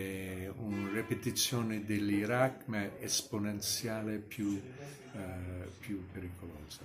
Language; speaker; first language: Italian; non-native, fluent; English